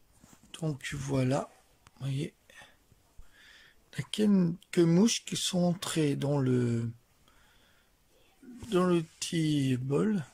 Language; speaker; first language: French; native; French